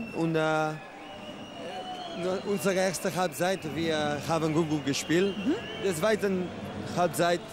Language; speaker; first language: German; non-native, learner; Spanish